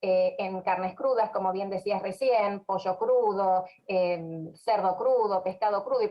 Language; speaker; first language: Spanish; native; Spanish